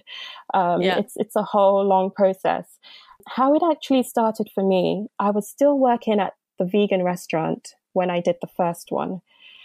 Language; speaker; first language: English; non-native, local second language; Yoruba